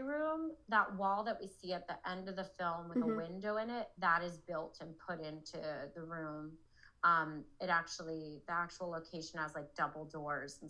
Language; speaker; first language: English; native; English